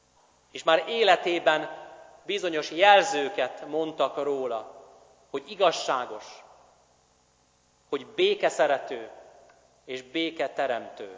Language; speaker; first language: Hungarian; native; Hungarian